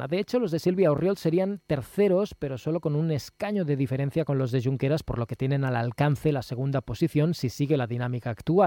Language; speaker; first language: Spanish; native; Spanish